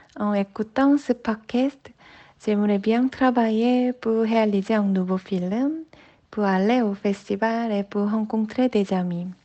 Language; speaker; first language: French; non-native, fluent; Korean